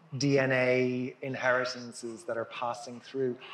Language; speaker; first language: English; native; English